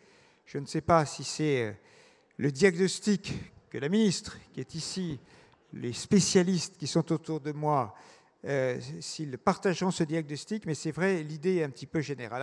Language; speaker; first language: French; native; French